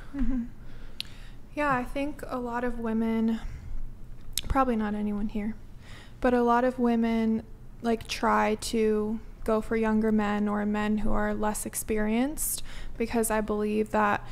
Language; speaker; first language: English; native; English